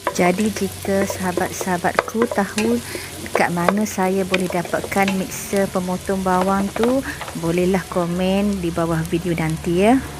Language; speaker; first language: Malay; native; Malay